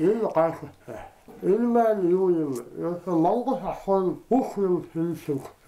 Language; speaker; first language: Mongolian; non-native, learner; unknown